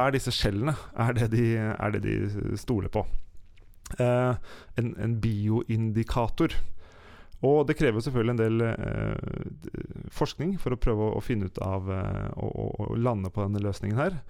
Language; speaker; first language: Norwegian; native; Norwegian